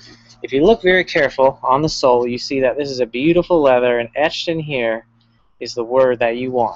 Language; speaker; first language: English; native; English